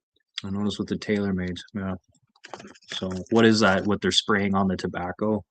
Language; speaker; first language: English; native; English